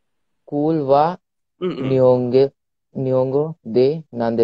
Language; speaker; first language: Japanese; non-native, learner; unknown